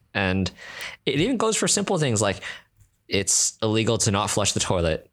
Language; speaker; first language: English; native; English